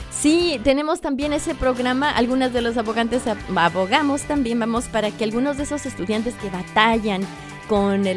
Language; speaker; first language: Spanish; native; Spanish